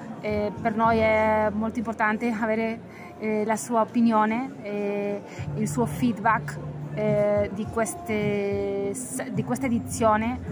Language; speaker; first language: Italian; non-native, fluent; Spanish